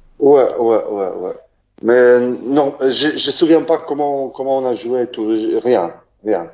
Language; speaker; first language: French; non-native, learner; Polish